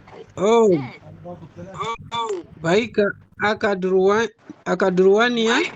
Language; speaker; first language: Indonesian; non-native, learner; Nyanja